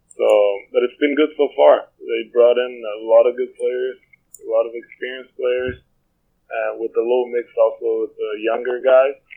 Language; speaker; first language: English; non-native, fluent; Portuguese